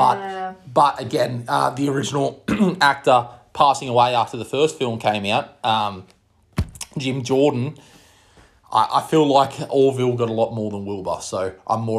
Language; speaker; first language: English; native; English